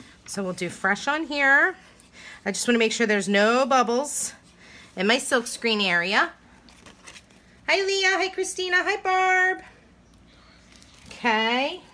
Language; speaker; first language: English; native; English